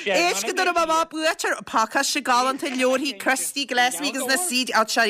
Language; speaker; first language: Irish; native; Irish